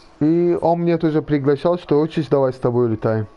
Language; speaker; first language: Russian; non-native, learner; Turkish